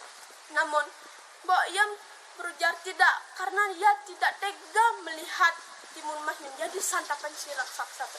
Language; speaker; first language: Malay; non-native, local second language; Balinese